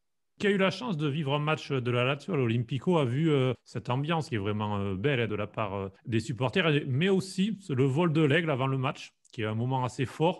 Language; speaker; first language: French; native; French